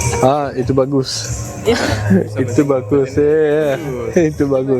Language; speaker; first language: Indonesian; non-native, learner; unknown